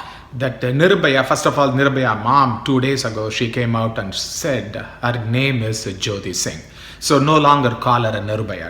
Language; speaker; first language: English; non-native, local second language; Tamil